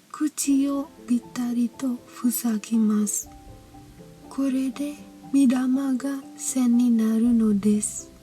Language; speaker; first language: Japanese; non-native, learner; Khmer